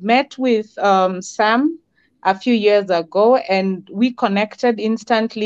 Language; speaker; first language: English; non-native, local second language; Kamba